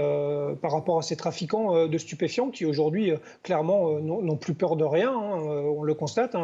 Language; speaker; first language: French; native; French